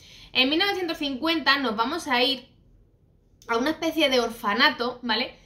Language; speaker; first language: Spanish; native; Spanish